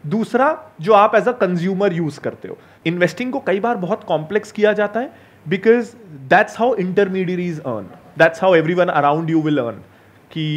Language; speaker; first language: Hindi; native; Hindi